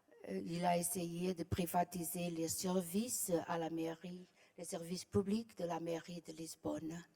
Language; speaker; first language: French; non-native, fluent; Portuguese